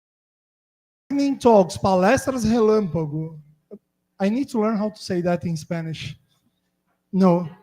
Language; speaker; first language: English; non-native, fluent; Portuguese